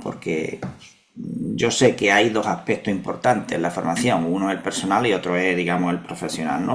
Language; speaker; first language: Spanish; native; Spanish